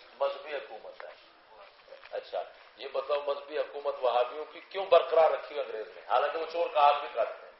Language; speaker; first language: Urdu; non-native, local second language; Punjabi